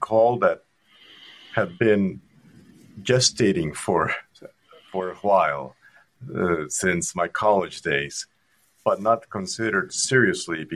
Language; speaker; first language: English; non-native, fluent; Spanish